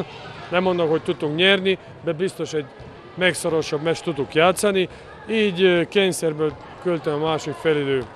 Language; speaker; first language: Hungarian; non-native, learner; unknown